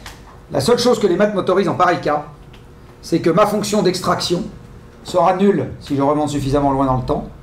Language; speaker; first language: French; native; French